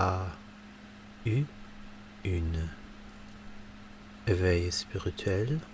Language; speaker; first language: French; non-native, learner; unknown